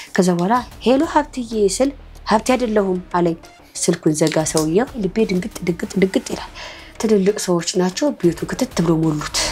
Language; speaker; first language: Amharic; native; Amharic